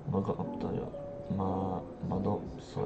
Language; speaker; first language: Korean; non-native, learner; English